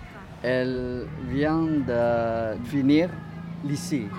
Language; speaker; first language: French; non-native, fluent; Indonesian